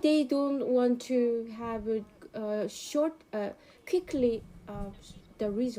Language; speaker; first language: English; non-native, learner; Korean